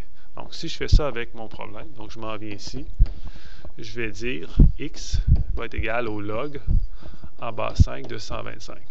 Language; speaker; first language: French; native; French